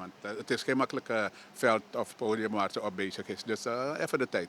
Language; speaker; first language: Dutch; native; Dutch